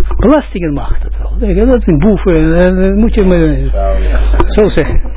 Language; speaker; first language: Dutch; non-native, fluent; Russian